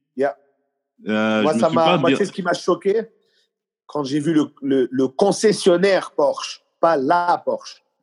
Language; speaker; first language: French; native; French